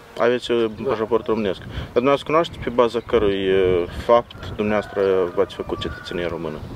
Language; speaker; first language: Romanian; native; Romanian